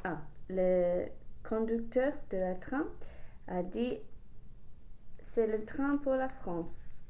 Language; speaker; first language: French; non-native, learner; English